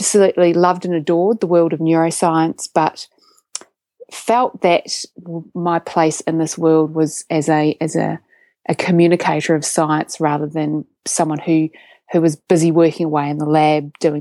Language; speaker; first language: English; native; English